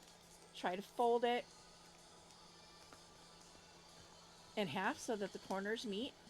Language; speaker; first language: English; native; English